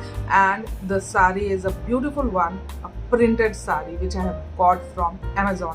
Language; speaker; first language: English; non-native, local second language; Hindi